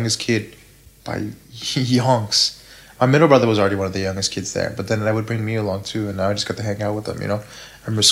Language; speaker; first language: English; native; English